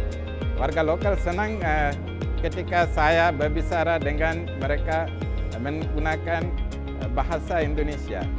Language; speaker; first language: Indonesian; non-native, learner; Sinhala